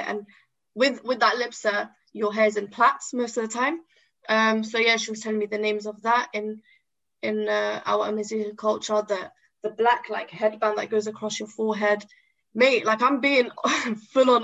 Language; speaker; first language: English; native; English